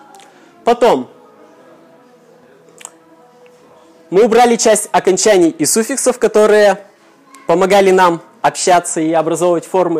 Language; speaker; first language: Russian; native; Russian